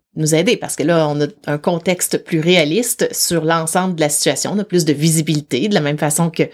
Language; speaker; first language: French; native; French